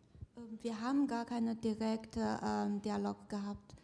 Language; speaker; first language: German; non-native, fluent; Chinese